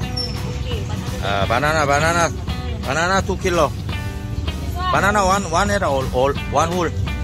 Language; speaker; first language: Korean; native; Korean